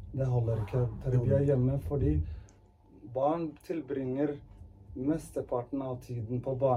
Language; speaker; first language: Norwegian; early bilingual, other home language; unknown